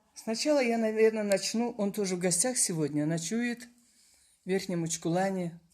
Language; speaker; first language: Russian; non-native, local second language; Karachay-Balkar